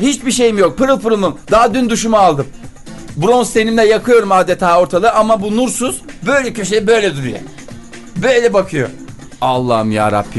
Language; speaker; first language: Turkish; native; Turkish